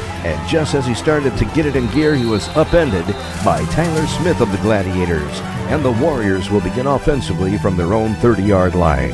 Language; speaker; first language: English; native; English